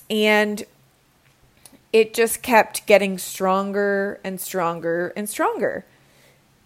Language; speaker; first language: English; native; English